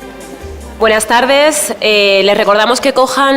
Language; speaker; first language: Spanish; native; Spanish